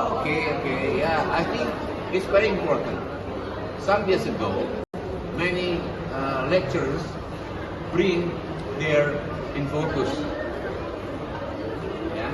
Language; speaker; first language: English; non-native, learner; Indonesian